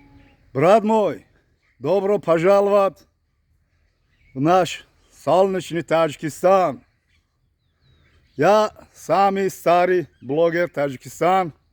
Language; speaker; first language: Russian; non-native, learner; Tajik